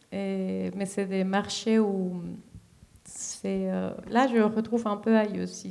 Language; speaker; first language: French; non-native, fluent; Spanish